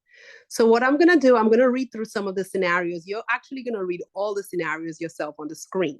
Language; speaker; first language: English; native; English